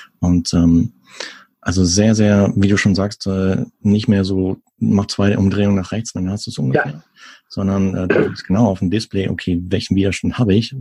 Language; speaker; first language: German; native; German